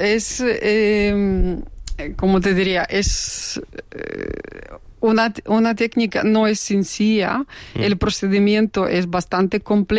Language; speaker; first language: Spanish; non-native, fluent; Russian